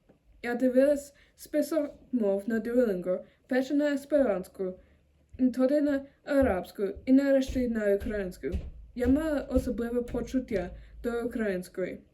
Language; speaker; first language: Ukrainian; non-native, learner; German